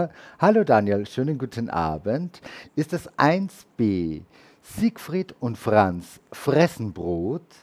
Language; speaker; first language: German; native; German